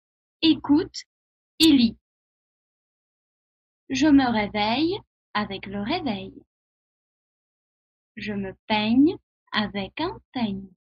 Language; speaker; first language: French; non-native, fluent; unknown